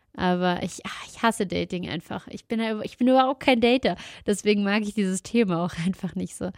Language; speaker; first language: German; native; German